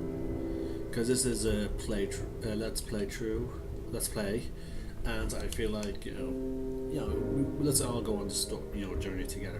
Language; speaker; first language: English; native; English